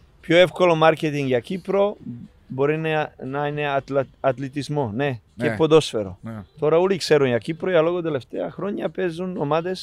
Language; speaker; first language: Greek; non-native, learner; Serbian